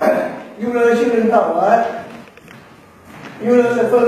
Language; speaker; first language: English; non-native, learner; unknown